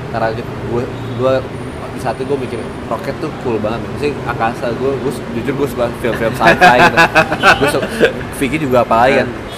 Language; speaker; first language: Indonesian; native; Indonesian